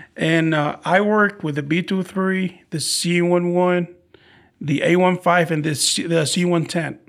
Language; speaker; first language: English; non-native, fluent; Arabic